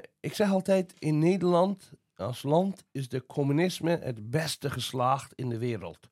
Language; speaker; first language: Dutch; non-native, fluent; Azerbaijani